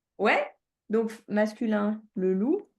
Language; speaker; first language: French; native; French